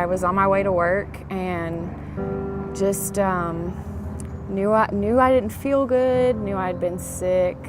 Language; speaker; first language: English; native; English